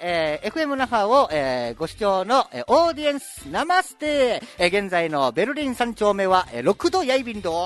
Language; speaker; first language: Japanese; native; Japanese